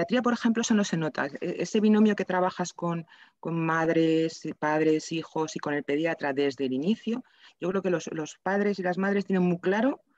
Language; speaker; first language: Spanish; native; Spanish